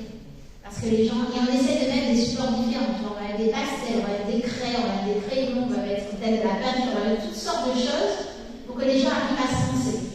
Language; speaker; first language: French; native; French